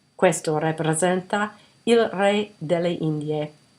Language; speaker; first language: Italian; non-native, fluent; English